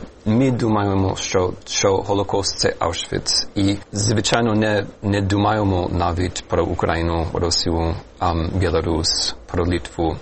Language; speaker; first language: Ukrainian; non-native, fluent; English